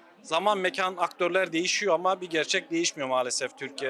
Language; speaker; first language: Turkish; native; Turkish